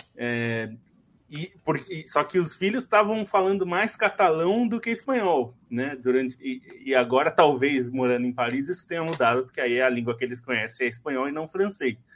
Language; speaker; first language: Portuguese; native; Portuguese